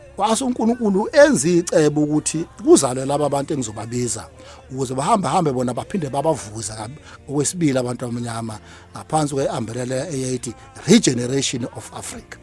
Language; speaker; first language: Zulu; native; Zulu